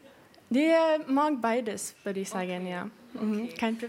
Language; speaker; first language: German; non-native, fluent; Swedish